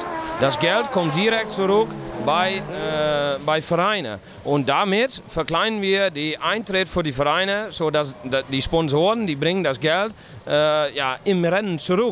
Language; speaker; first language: German; non-native, learner; Dutch